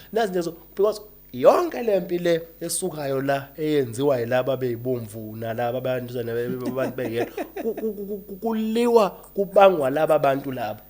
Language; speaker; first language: Zulu; native; Zulu